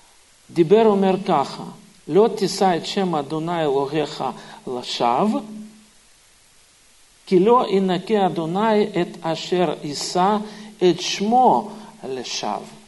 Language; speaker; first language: Hebrew; non-native, fluent; Russian